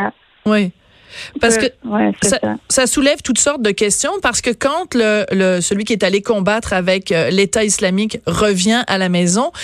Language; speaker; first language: French; native; French